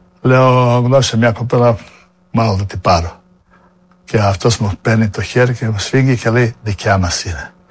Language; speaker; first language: Greek; non-native, fluent; Serbian